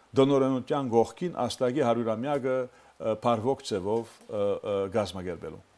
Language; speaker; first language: Armenian; early bilingual, heritage; Armenian